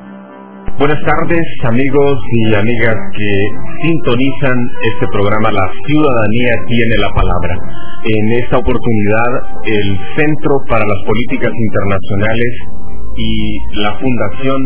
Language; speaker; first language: Spanish; native; Spanish